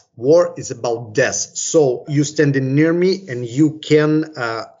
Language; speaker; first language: English; non-native, fluent; Ukrainian